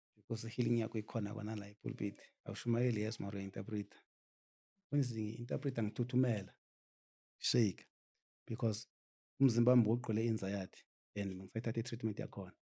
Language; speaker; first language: Zulu; non-native, local second language; South Ndebele